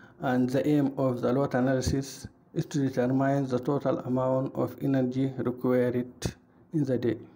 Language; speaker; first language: English; non-native, fluent; Arabic